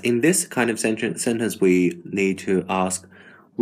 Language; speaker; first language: English; non-native, fluent; Chinese